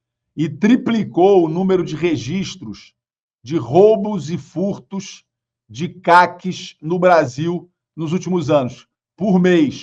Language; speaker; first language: Portuguese; native; Portuguese